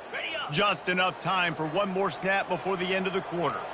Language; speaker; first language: English; native; English